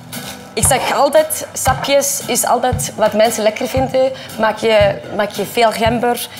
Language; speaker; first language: Dutch; non-native, fluent; Icelandic